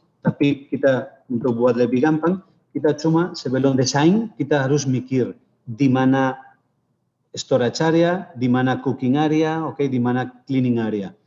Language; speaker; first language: Indonesian; non-native, fluent; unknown